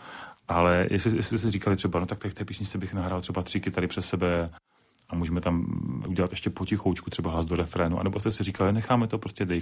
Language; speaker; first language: Czech; native; Czech